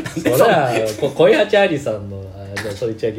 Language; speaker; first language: Japanese; native; Japanese